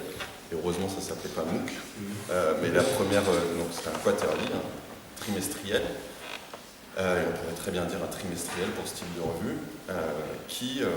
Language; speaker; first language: French; native; French